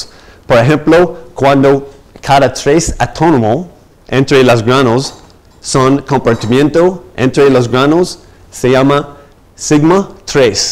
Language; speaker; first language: Spanish; non-native, fluent; English